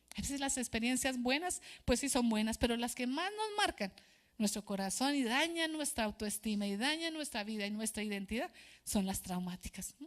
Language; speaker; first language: Spanish; native; Spanish